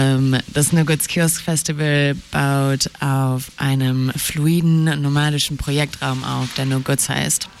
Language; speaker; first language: German; native; German